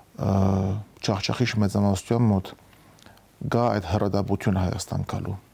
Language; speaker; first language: Armenian; early bilingual, heritage; Armenian